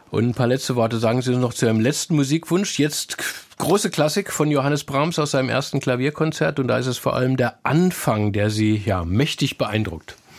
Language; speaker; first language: German; native; German